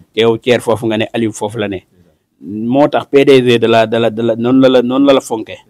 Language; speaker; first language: Wolof; native; Wolof